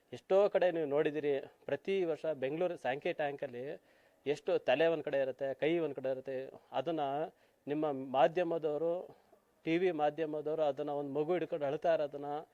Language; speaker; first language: Kannada; native; Kannada